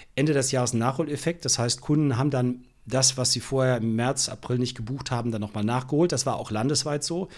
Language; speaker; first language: German; native; German